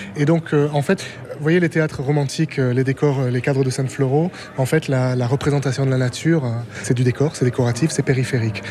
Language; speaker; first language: French; native; French